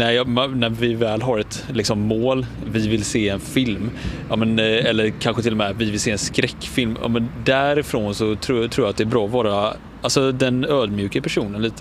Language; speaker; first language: Swedish; native; Swedish